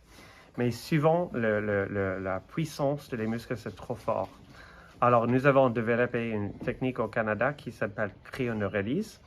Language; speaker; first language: French; non-native, fluent; English